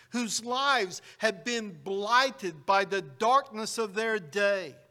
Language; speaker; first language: English; native; English